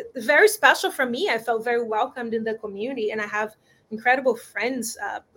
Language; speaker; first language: English; non-native, fluent; Portuguese